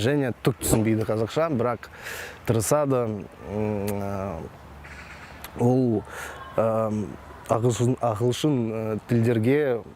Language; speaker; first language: Kazakh; non-native, local second language; Russian